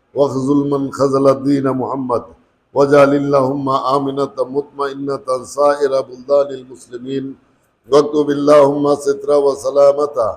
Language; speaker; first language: Arabic; non-native, fluent; Bangla